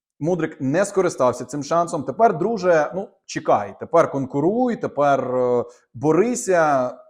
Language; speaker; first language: Ukrainian; native; Ukrainian